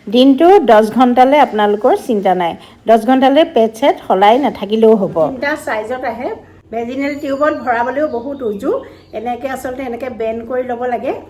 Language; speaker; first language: Assamese; native; Assamese